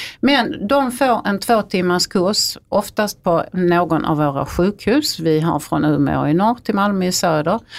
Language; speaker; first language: Swedish; native; Swedish